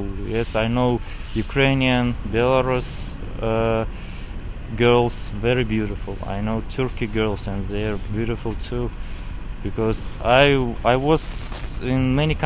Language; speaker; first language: English; non-native, learner; Kazakh